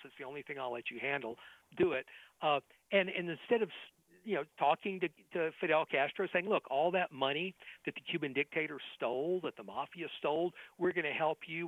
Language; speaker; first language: English; native; English